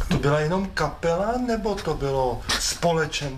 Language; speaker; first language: Czech; native; Czech